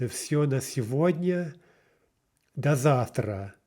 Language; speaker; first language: Russian; non-native, fluent; English